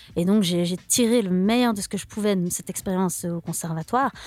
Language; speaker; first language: French; native; French